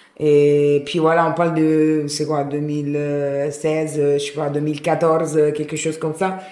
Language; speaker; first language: French; non-native, fluent; Italian